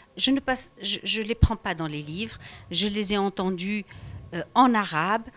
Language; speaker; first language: French; native; French